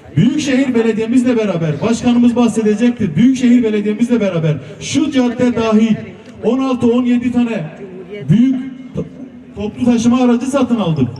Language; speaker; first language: Turkish; non-native, local second language; Kurdish